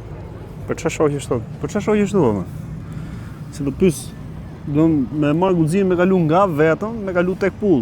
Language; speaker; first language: Albanian; native; Albanian